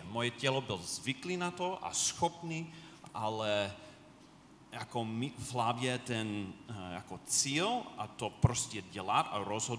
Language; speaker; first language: Czech; non-native, fluent; English